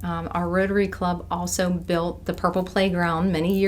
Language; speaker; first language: English; native; English